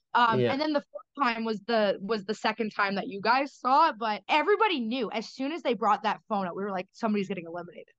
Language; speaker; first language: English; native; English